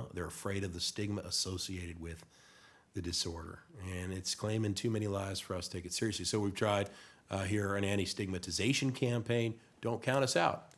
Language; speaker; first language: English; native; English